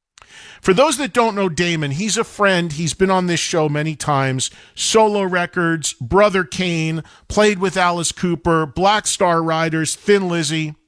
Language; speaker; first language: English; native; English